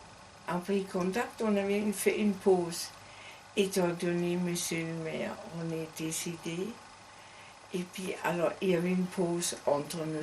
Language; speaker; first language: French; non-native, learner; German